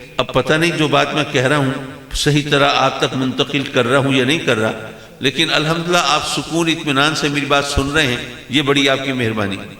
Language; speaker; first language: Urdu; native; Urdu